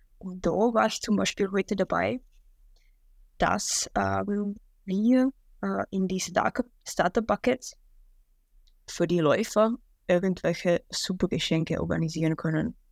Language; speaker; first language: German; non-native, fluent; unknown